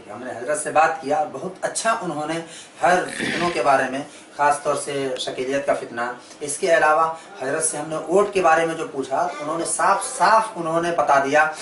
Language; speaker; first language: Urdu; native; Urdu